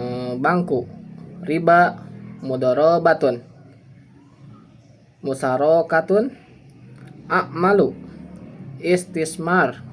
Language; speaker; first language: Arabic; non-native, learner; Indonesian